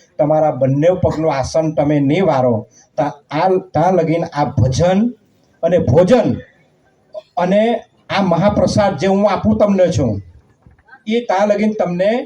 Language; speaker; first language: Gujarati; non-native, local second language; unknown